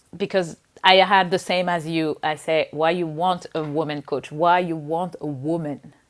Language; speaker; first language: English; non-native, fluent; French